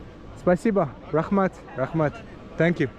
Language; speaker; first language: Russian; non-native, learner; Azerbaijani